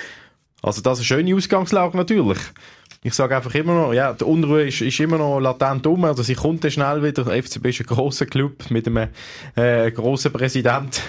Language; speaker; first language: German; native; German